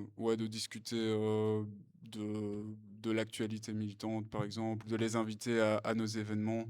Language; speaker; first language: French; native; French